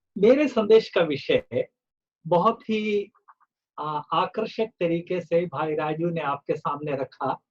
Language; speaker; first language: Hindi; native; Hindi